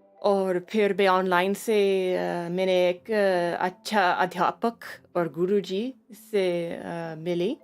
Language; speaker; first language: Hindi; non-native, learner; English